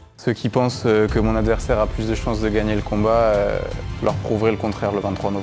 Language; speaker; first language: French; native; French